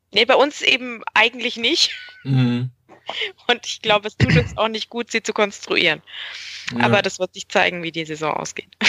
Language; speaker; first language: German; native; German